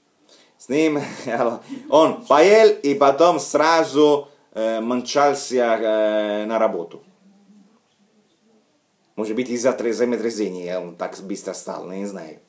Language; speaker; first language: Russian; non-native, fluent; Italian